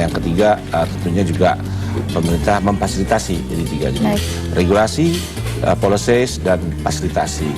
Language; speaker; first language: Indonesian; native; Indonesian